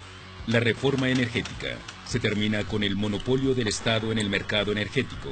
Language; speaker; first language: Spanish; native; Spanish